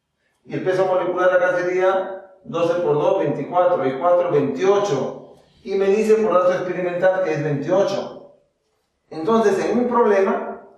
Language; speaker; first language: Spanish; native; Spanish